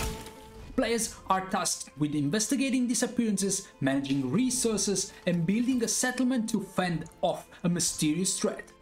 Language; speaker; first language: English; non-native, fluent; Italian